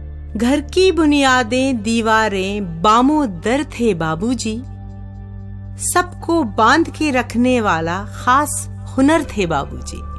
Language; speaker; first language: Hindi; native; Hindi